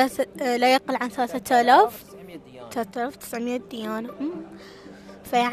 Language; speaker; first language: Arabic; native; Arabic